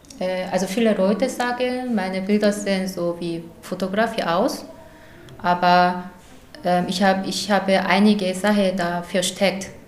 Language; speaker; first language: German; non-native, fluent; Korean